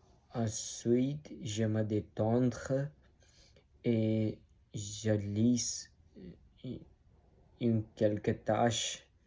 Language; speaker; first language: French; non-native, learner; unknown